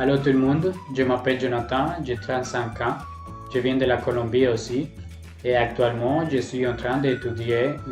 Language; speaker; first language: French; non-native, fluent; Spanish